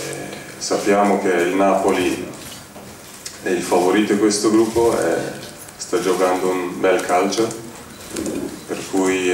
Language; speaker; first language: Italian; non-native, fluent; Turkish